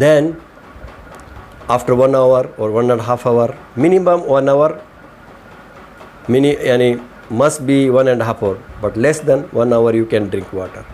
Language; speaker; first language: English; non-native, learner; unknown